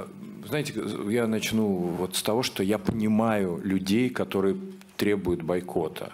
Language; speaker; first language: Russian; native; Russian